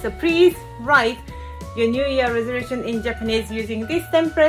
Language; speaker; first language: English; non-native, fluent; Japanese